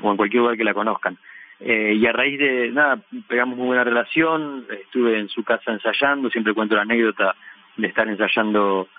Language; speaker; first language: Spanish; native; Spanish